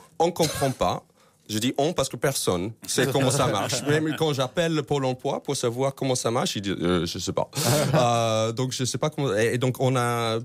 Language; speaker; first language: French; non-native, fluent; English